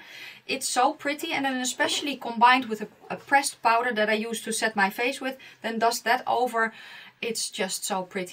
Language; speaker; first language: English; non-native, fluent; Dutch